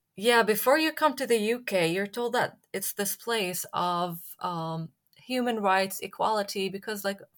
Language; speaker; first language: English; non-native, fluent; Arabic